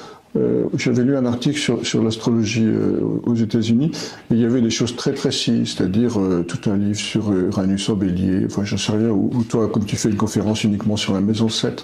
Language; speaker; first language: French; native; French